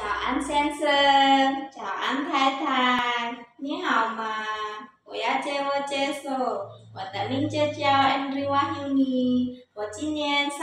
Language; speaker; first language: Chinese; non-native, learner; Indonesian